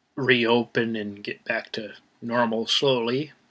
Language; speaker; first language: English; native; English